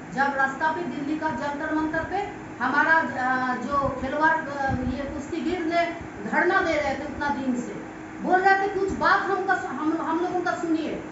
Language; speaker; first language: Hindi; non-native, local second language; Bangla